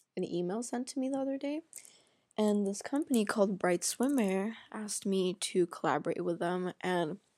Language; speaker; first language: English; non-native, fluent; Arabic